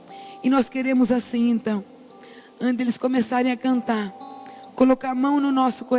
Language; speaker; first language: Portuguese; native; Portuguese